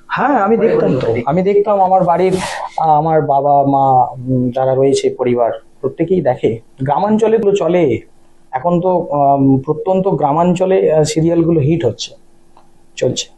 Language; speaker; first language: Bangla; native; Bangla